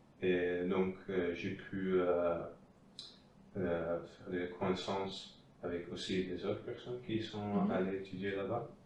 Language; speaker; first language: French; non-native, fluent; Dutch